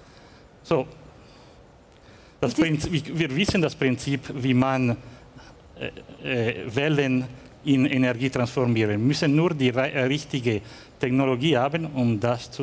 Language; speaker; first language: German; non-native, learner; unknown